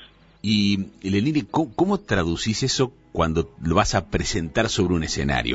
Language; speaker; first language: Spanish; native; Spanish